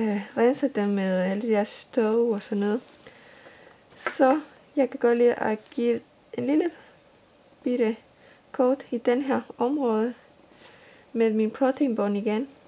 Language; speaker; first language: Danish; non-native, fluent; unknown